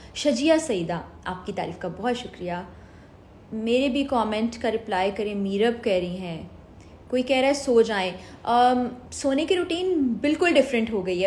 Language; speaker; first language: Urdu; native; Urdu